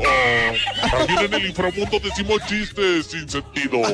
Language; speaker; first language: Spanish; native; Spanish